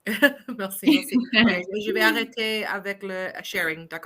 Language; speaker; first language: French; non-native, fluent; English